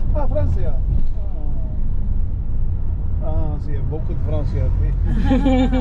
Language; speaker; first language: French; non-native, learner; Arabic